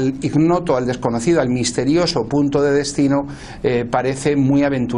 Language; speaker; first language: Spanish; native; Spanish